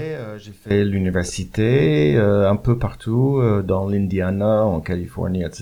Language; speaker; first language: French; non-native, fluent; English